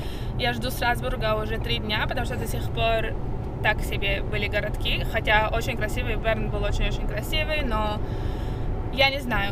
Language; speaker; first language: Russian; early bilingual, heritage; Russian